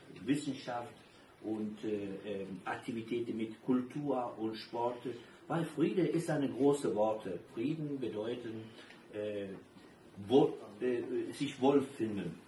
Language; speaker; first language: German; non-native, fluent; Albanian